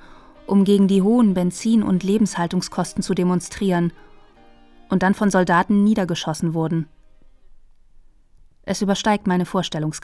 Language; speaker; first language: German; native; German